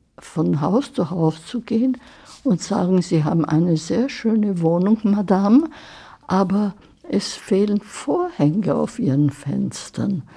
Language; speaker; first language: German; early bilingual, heritage; German